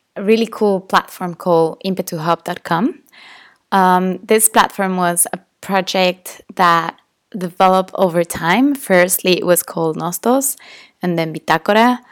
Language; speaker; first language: English; non-native, fluent; Spanish